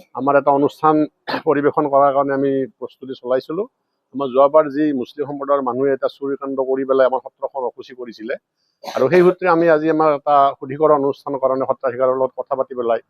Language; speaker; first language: Assamese; native; Assamese